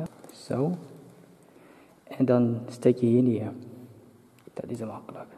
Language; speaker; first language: Dutch; non-native, local second language; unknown